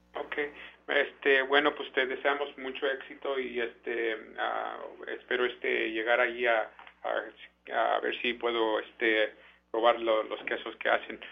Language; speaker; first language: Spanish; early bilingual, heritage; Spanish